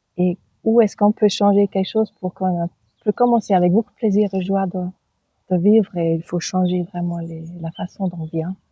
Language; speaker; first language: French; non-native, fluent; German